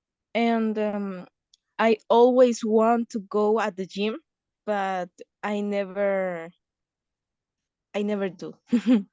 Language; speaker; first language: English; non-native, learner; Spanish